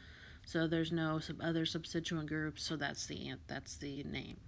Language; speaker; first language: English; native; English